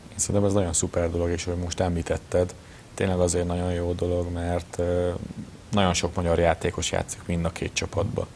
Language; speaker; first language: Hungarian; native; Hungarian